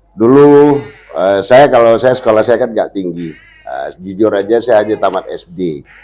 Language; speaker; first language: Indonesian; non-native, local second language; Minangkabau